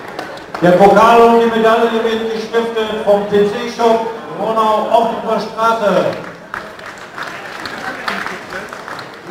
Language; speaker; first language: German; native; German